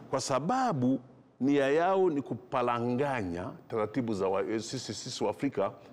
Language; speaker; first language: Swahili; non-native, local second language; Kinyarwanda